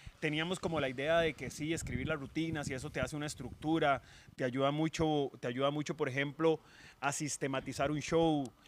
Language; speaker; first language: Spanish; native; Spanish